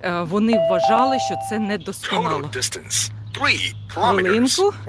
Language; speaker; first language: Ukrainian; non-native, local second language; Russian